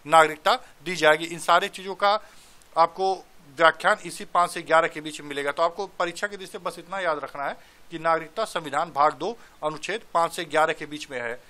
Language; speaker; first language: Hindi; native; Hindi